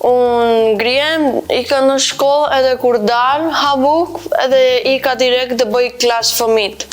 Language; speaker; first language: Albanian; early bilingual, heritage; Albanian